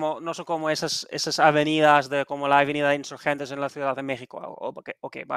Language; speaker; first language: Spanish; non-native, fluent; Dutch